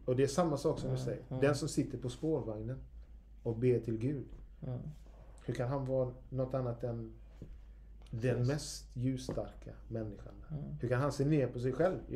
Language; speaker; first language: Swedish; native; Swedish